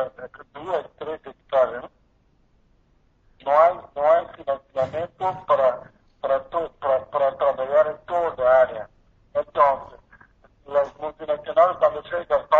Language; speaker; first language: Spanish; non-native, learner; Portuguese